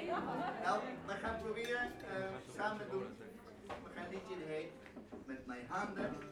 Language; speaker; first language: Dutch; non-native, learner; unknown